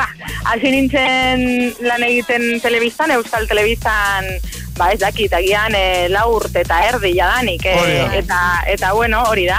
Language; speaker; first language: Basque; non-native, learner; Spanish